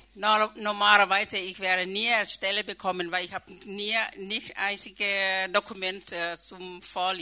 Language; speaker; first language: German; non-native, learner; Thai